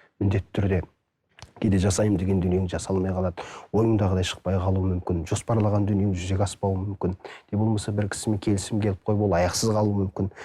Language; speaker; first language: Kazakh; native; Kazakh